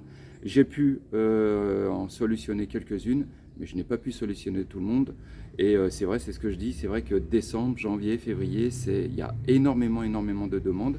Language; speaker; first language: French; native; French